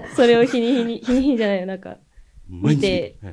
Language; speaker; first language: Japanese; native; Japanese